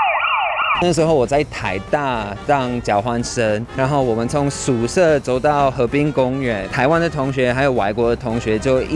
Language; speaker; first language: Chinese; non-native, fluent; English